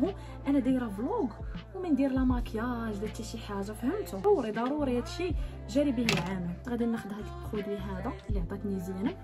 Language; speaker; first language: Arabic; native; Arabic